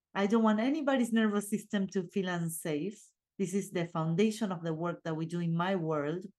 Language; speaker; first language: English; non-native, fluent; Spanish